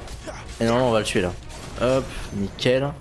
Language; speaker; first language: French; native; French